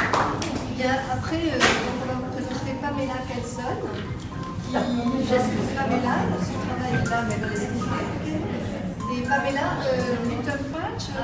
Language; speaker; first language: French; native; French